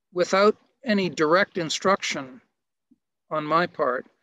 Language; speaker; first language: English; native; English